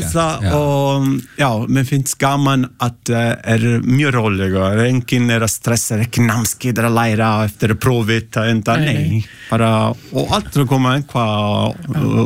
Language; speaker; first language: Icelandic; non-native, learner; Italian